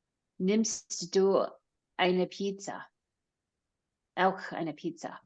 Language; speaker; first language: German; non-native, learner; English